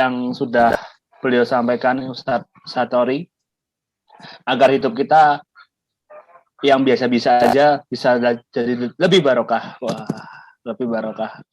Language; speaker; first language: Indonesian; native; Indonesian